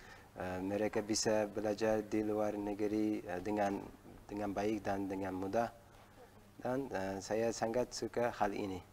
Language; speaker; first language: Indonesian; non-native, learner; Uzbek